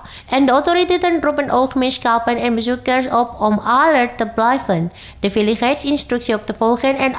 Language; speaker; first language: Dutch; non-native, fluent; Indonesian